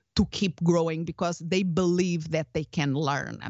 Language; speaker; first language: English; non-native, fluent; Portuguese